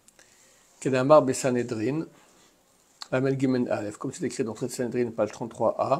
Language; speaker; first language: French; native; French